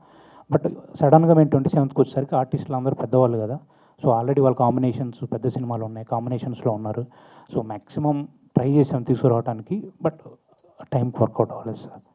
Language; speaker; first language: Telugu; native; Telugu